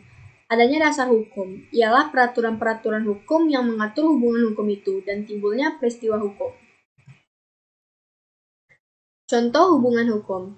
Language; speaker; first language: Indonesian; native; Indonesian